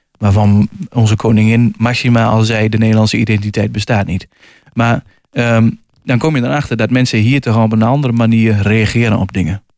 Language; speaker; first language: Dutch; native; Dutch